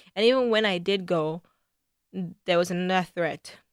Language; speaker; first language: English; non-native, local second language; Igbo